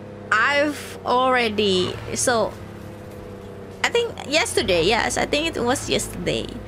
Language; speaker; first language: English; non-native, fluent; Indonesian